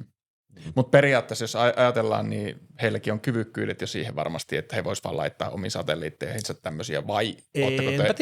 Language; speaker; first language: Finnish; native; Finnish